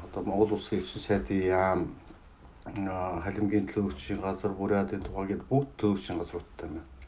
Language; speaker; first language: Mongolian; native; Mongolian